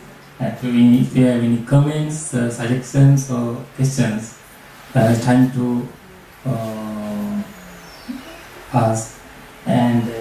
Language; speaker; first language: English; non-native, learner; Sinhala